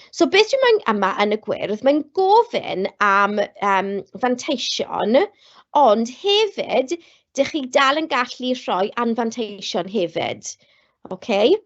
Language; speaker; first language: Welsh; non-native, local second language; English